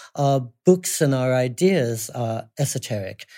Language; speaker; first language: English; native; English